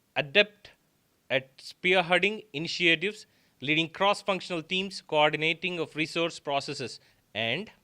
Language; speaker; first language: English; non-native, local second language; Telugu